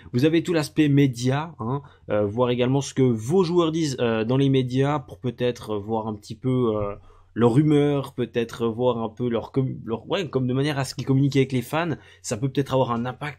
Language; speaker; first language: French; native; French